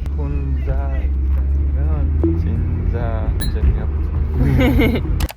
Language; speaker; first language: Korean; non-native, learner; Russian